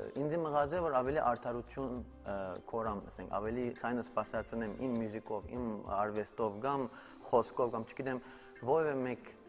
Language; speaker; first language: Armenian; early bilingual, heritage; Armenian